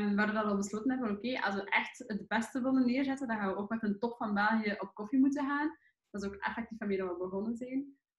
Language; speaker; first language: Dutch; early bilingual, other home language; Arabic